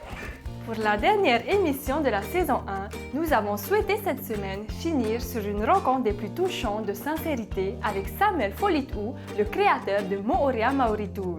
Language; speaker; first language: French; native; French